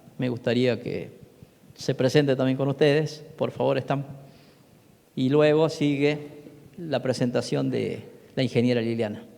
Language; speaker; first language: Spanish; native; Spanish